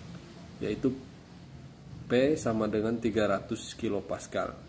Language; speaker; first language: Indonesian; native; Indonesian